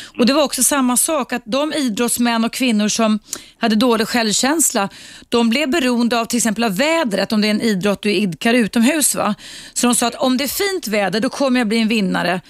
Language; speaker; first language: Swedish; native; Swedish